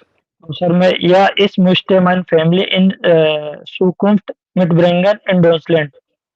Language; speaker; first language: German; non-native, learner; Hindi